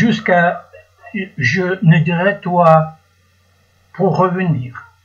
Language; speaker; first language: French; non-native, learner; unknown